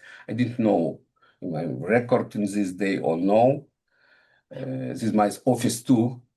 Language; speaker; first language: English; non-native, learner; Russian